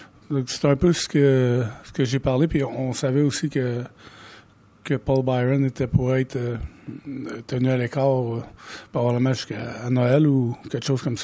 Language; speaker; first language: French; native; French